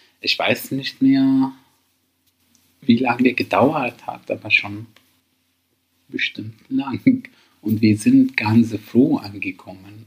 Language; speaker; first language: German; non-native, learner; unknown